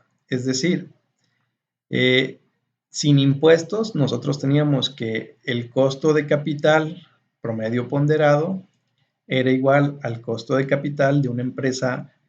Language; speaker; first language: Spanish; native; Spanish